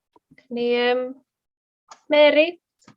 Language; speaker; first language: Welsh; native; Welsh